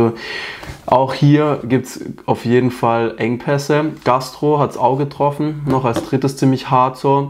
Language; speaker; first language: German; native; German